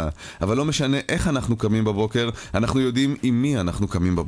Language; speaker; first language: Hebrew; native; Hebrew